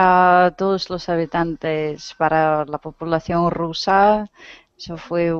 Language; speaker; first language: Spanish; non-native, learner; Russian